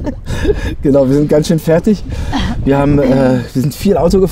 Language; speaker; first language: German; native; German